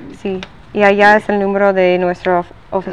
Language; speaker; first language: Spanish; non-native, learner; English